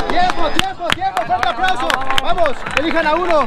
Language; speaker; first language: Spanish; native; Spanish